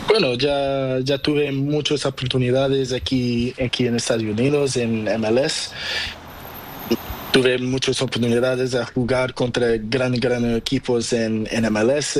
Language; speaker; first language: Spanish; non-native, learner; Portuguese